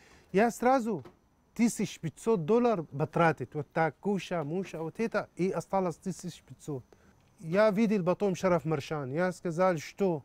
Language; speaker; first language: Russian; non-native, learner; Arabic